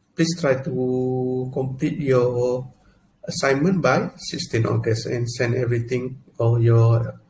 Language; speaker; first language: English; non-native, local second language; Malay